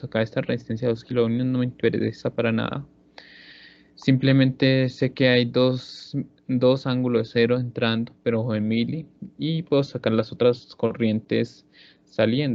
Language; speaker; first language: Spanish; native; Spanish